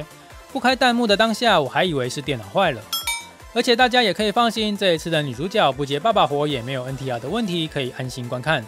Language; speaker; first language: Chinese; native; Chinese